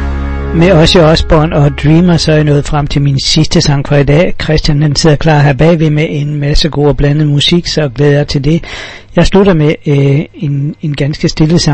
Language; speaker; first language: Danish; native; Danish